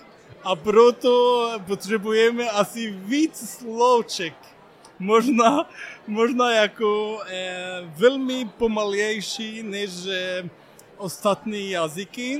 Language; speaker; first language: Czech; non-native, learner; Arabic